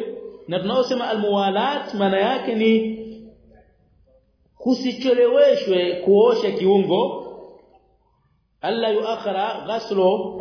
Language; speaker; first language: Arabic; non-native, fluent; Swahili